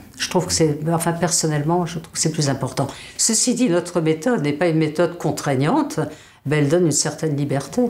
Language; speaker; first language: French; native; French